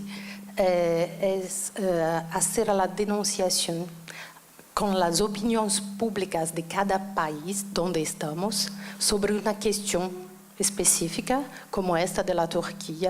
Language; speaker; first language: Spanish; non-native, learner; Portuguese